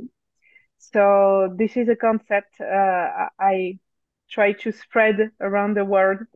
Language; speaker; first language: English; non-native, fluent; French